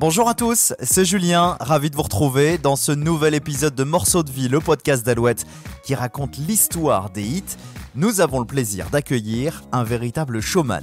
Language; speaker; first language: French; native; French